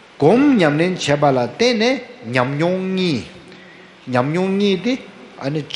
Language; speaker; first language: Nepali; non-native, fluent; Tibetan